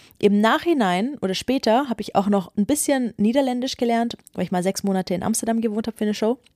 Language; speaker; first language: German; native; German